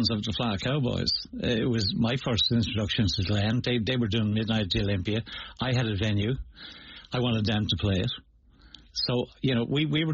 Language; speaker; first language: English; native; English